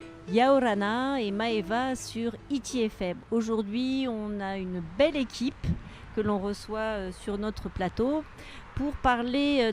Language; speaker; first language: French; native; French